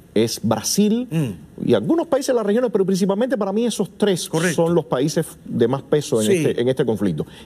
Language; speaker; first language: Spanish; native; Spanish